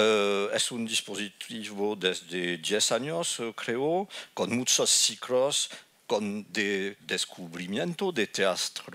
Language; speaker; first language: Spanish; non-native, fluent; French